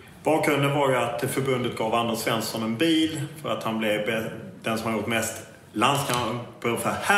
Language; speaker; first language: Swedish; native; Swedish